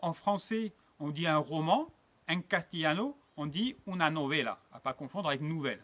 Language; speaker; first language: French; native; French